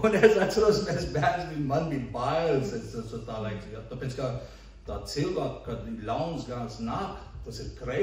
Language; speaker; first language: Latvian; non-native, learner; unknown